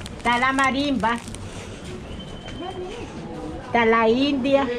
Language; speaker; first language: Spanish; native; Spanish